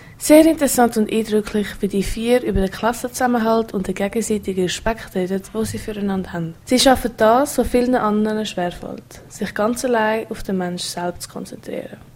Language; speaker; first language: German; native; German